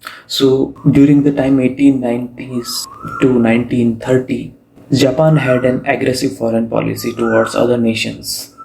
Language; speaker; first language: English; non-native, local second language; Hindi